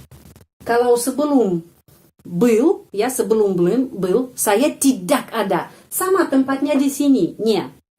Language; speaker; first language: Indonesian; non-native, fluent; Russian